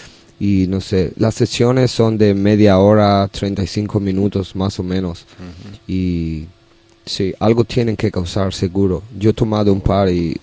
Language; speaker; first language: Spanish; non-native, learner; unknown